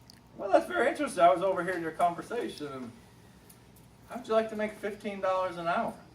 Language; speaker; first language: English; native; English